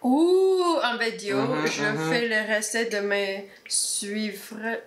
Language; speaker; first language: French; non-native, learner; English